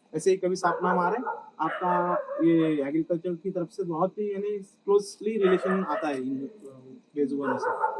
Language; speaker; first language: Hindi; non-native, local second language; Marathi